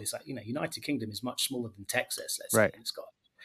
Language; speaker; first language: English; native; English